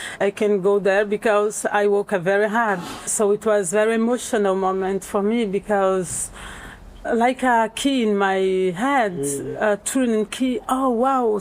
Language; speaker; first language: English; non-native, learner; Portuguese